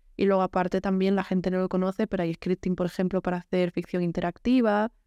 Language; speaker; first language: Spanish; native; Spanish